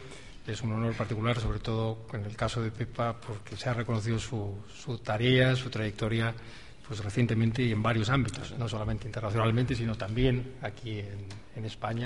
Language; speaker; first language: Spanish; native; Spanish